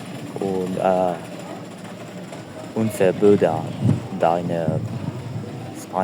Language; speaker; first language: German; non-native, learner; Spanish